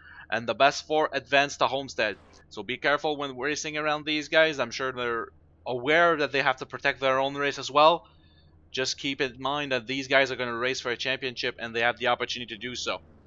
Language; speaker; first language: English; non-native, fluent; French